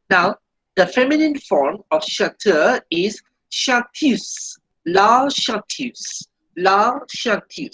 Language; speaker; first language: French; non-native, fluent; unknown